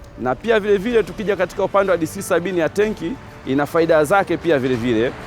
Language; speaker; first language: Swahili; native; Swahili